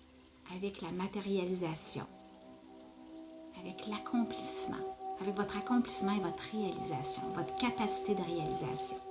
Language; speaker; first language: French; native; French